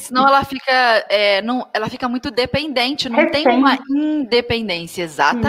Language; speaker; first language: Portuguese; native; Portuguese